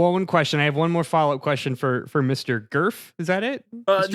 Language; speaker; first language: English; native; English